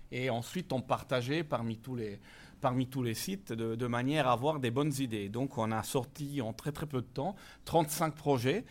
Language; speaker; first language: French; non-native, fluent; Italian